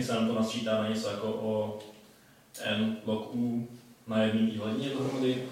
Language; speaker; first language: Czech; native; Czech